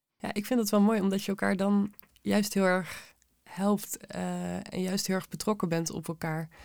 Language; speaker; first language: Dutch; native; Dutch